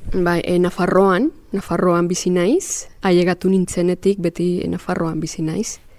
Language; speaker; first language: Basque; non-native, fluent; Spanish